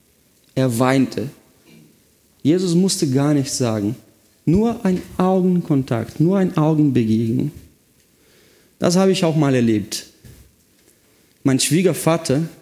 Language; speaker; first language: German; non-native, fluent; Portuguese